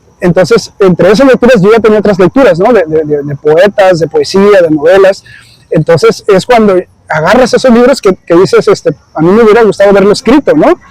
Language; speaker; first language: Spanish; early bilingual, heritage; Spanish